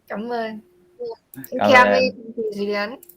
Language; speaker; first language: English; non-native, learner; Vietnamese